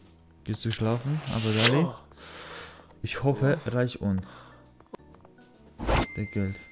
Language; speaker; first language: German; non-native, learner; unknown